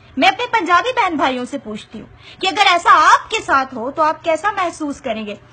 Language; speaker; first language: Urdu; non-native, local second language; Punjabi